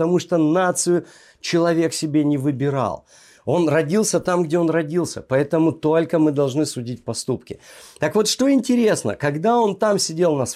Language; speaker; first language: Russian; native; Russian